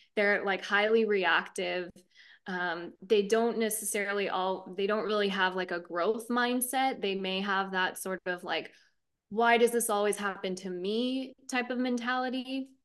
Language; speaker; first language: English; native; English